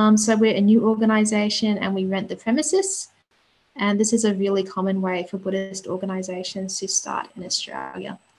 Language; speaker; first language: English; native; English